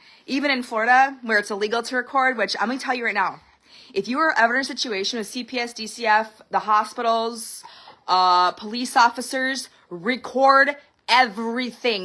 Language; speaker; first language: English; native; English